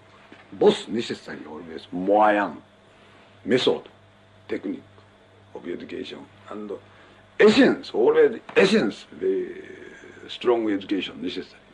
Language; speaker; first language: English; non-native, learner; Japanese